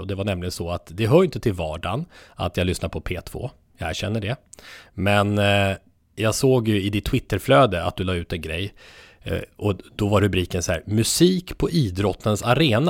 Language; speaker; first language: Swedish; native; Swedish